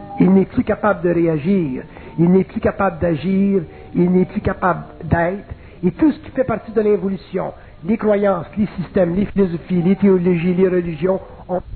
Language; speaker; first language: French; native; French